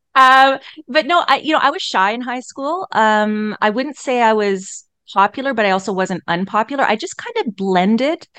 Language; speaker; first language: English; native; English